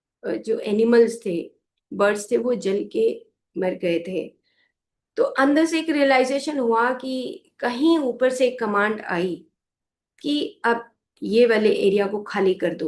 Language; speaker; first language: Hindi; native; Hindi